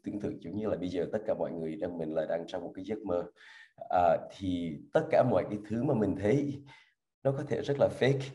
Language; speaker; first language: Vietnamese; early bilingual, heritage; Vietnamese